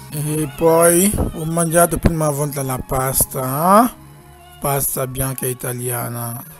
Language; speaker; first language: Italian; non-native, learner; Dyula